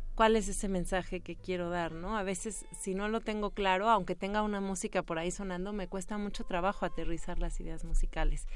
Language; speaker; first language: Spanish; native; Spanish